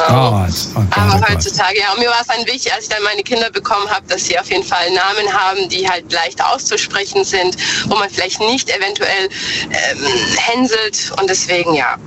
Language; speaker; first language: German; early bilingual, other home language; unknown